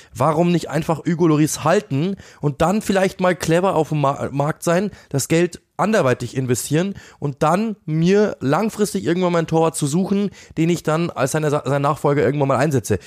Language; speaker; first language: German; native; German